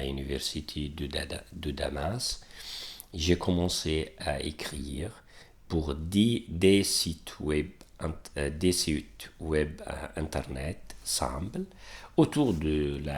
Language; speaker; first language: French; non-native, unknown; Arabic